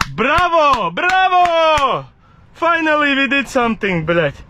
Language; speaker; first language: English; non-native, learner; Latvian